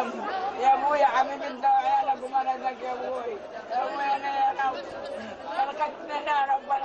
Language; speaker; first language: Arabic; native; Arabic